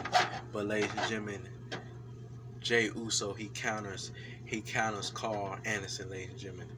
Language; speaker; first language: English; native; English